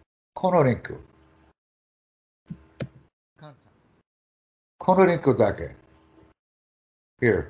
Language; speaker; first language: Japanese; non-native, learner; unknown